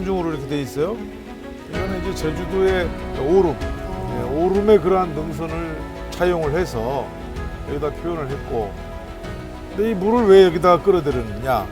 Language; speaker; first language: Korean; native; Korean